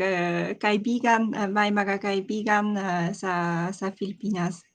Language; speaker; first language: Filipino; non-native, learner; Japanese